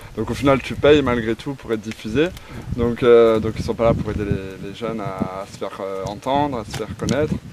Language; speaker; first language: French; native; French